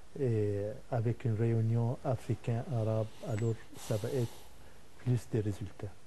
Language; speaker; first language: French; non-native, fluent; Arabic